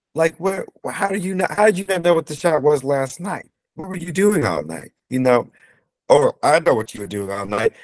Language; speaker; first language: English; native; English